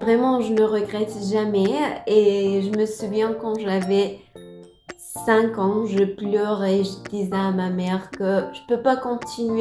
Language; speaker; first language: French; non-native, learner; Persian